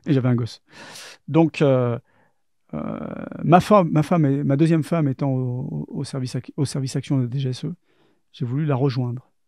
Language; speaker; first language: French; native; French